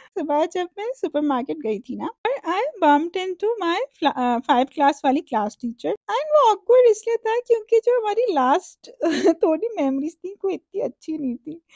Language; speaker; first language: Hindi; native; Hindi